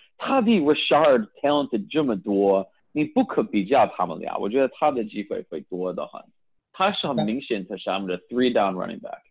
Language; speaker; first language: Chinese; early bilingual, heritage; Chinese